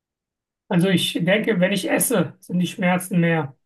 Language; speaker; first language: German; non-native, fluent; Turkish